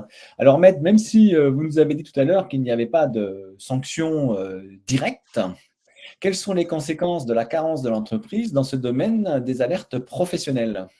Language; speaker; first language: French; native; French